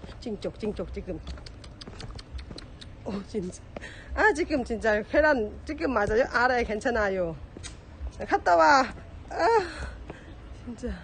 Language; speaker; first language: Korean; non-native, learner; Thai